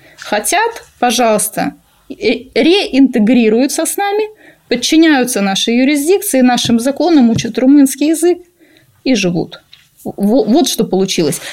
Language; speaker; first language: Russian; native; Russian